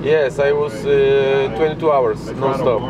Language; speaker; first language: English; non-native, learner; Polish